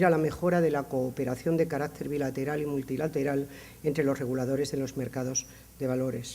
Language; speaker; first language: Spanish; native; Spanish